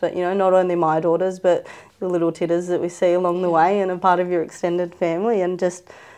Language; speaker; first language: English; native; English